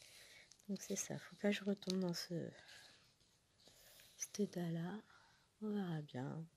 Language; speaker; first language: French; native; French